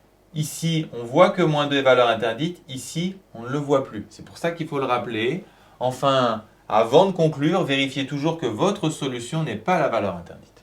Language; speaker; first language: French; native; French